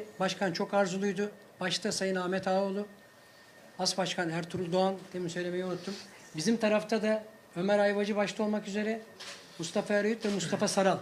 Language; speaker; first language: Turkish; native; Turkish